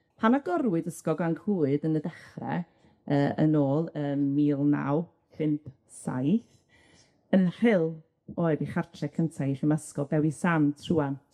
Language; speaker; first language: Welsh; native; Welsh